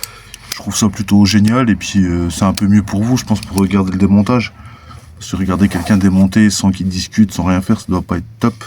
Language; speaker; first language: French; native; French